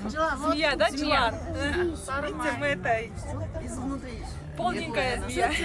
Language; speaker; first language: Russian; non-native, local second language; Kyrgyz